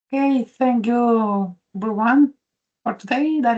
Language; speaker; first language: English; non-native, learner; Spanish